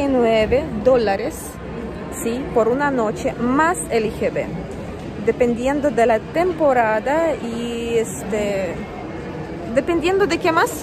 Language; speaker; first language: Spanish; non-native, fluent; Russian